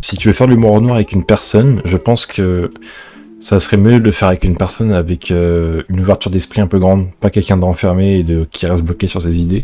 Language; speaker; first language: French; native; French